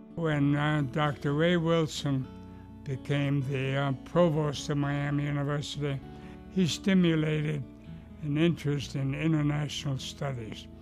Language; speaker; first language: English; early bilingual, other home language; Luxembourgish